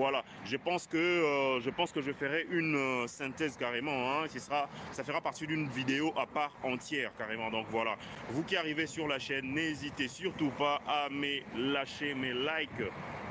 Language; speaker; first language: French; non-native, local second language; Lingala